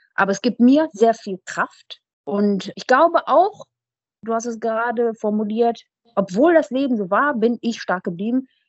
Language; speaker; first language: German; early bilingual, other home language; Persian